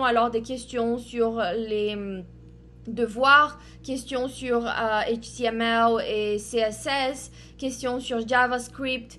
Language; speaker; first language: French; non-native, fluent; Portuguese